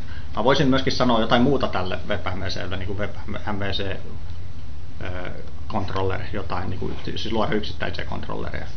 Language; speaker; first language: Finnish; native; Finnish